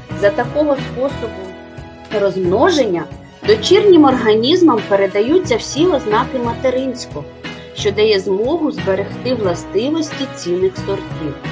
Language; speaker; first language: Ukrainian; native; Ukrainian